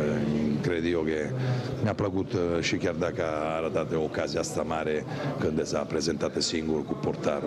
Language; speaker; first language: Romanian; non-native, fluent; Italian